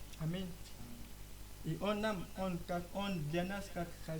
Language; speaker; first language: Russian; non-native, learner; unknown